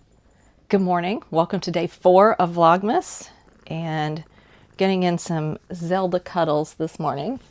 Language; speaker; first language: English; native; English